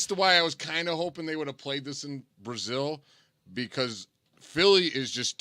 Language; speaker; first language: English; native; English